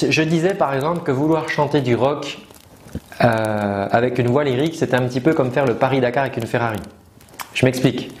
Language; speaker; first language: French; native; French